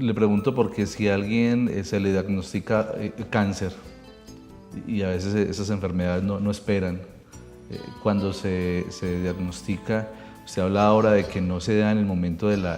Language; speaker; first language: Spanish; native; Spanish